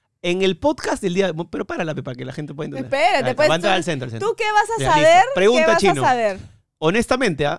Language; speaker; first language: Spanish; native; Spanish